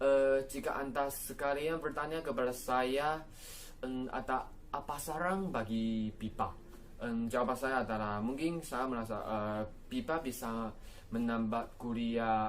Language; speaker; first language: Indonesian; non-native, fluent; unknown